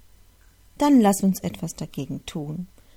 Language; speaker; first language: German; native; German